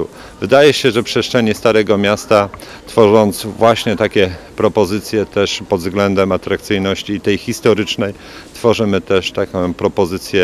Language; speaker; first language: Polish; native; Polish